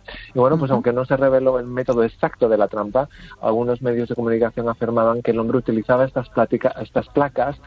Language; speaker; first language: Spanish; native; Spanish